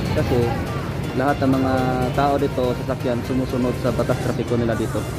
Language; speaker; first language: Filipino; non-native, local second language; Cebuano